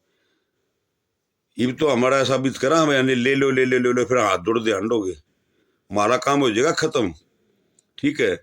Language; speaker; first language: Hindi; native; Hindi